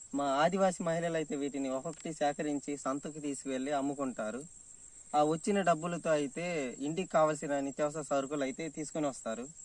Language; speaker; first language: Telugu; non-native, local second language; Koya